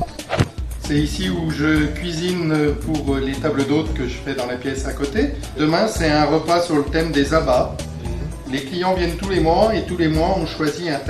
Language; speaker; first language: French; native; French